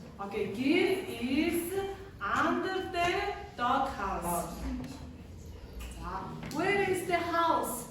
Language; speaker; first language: English; non-native, fluent; Mongolian